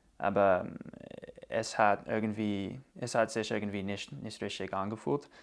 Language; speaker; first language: German; non-native, learner; English